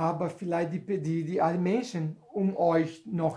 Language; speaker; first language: German; non-native, learner; Portuguese